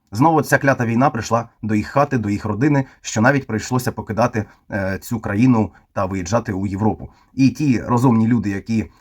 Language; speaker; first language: Ukrainian; non-native, local second language; Russian